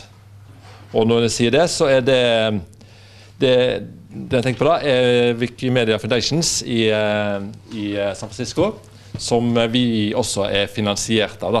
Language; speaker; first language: Norwegian; native; Norwegian